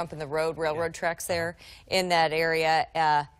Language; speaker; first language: English; native; English